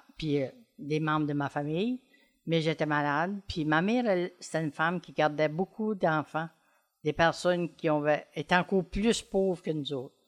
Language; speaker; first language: French; native; French